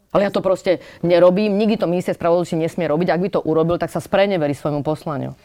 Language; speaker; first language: Slovak; native; Slovak